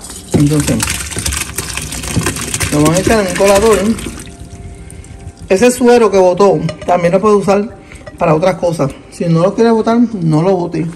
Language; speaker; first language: Spanish; native; Spanish